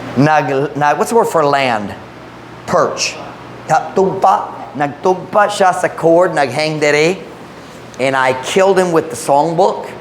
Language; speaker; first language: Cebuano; non-native, fluent; English